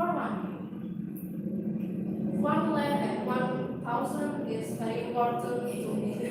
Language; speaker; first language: English; non-native, learner; Indonesian